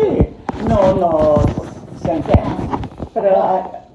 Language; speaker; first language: Catalan; non-native, fluent; Spanish